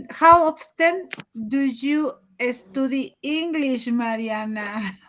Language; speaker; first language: English; non-native, learner; Spanish